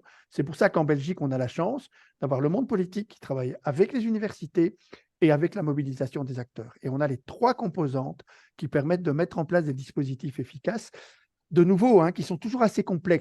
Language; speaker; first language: French; native; French